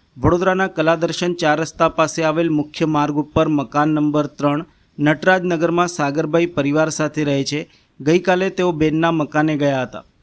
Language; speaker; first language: Gujarati; native; Gujarati